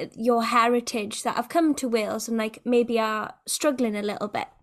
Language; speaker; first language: English; native; English